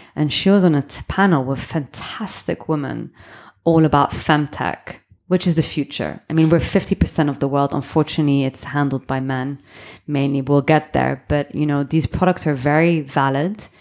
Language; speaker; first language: English; native; English